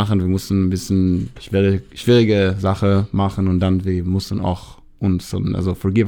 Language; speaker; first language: German; non-native, learner; Hebrew